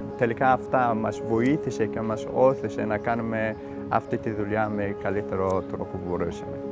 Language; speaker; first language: Greek; non-native, fluent; Persian